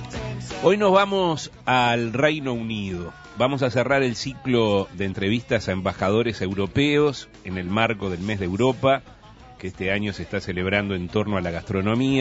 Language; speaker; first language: Spanish; native; Spanish